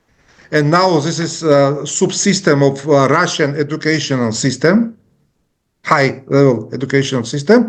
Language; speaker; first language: English; non-native, learner; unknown